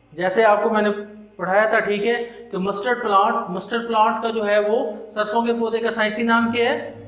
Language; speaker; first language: Urdu; non-native, local second language; Punjabi